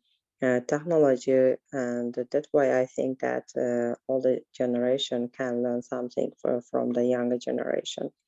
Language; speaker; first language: English; non-native, learner; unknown